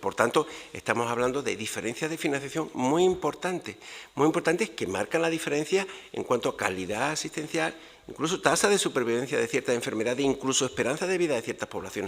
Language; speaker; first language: Spanish; native; Spanish